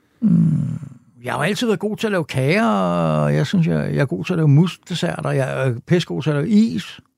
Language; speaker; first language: Danish; native; Danish